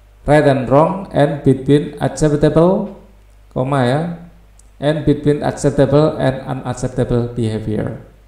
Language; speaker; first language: English; non-native, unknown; Indonesian